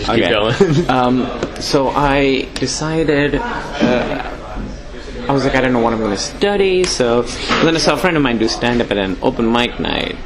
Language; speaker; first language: English; non-native, local second language; Urdu